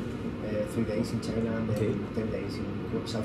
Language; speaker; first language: English; non-native, learner; Spanish